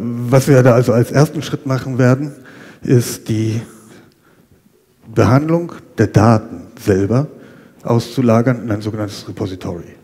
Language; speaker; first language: German; native; German